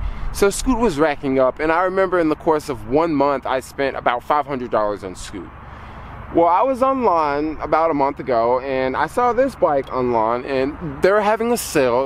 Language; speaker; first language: English; native; English